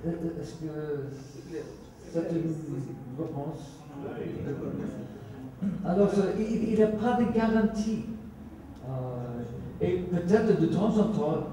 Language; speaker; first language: French; non-native, fluent; Swedish